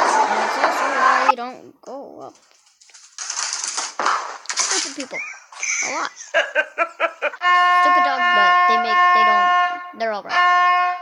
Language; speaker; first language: English; native; English